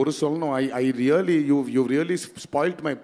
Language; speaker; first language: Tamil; non-native, learner; Telugu